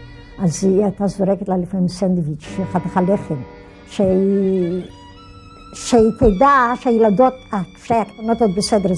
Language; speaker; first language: Hebrew; non-native, fluent; Polish